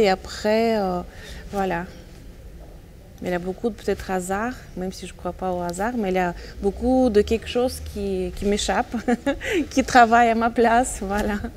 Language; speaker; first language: French; non-native, fluent; Russian